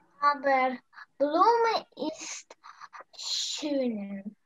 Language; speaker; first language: German; non-native, learner; Russian